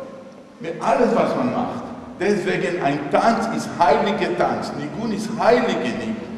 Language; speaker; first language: German; non-native, fluent; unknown